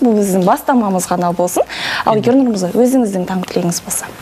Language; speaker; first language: Kazakh; native; Kazakh